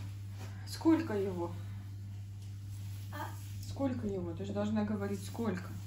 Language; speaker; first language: Russian; native; Russian